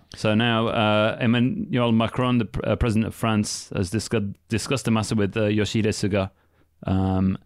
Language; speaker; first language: English; native; English